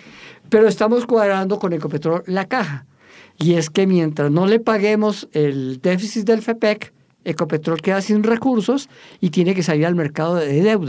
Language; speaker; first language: Spanish; native; Spanish